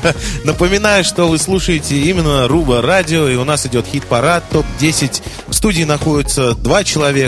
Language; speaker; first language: Russian; native; Russian